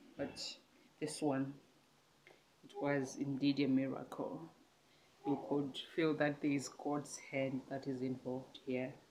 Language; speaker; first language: English; non-native, local second language; Shona